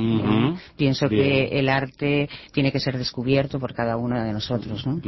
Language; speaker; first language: Spanish; early bilingual, heritage; Spanish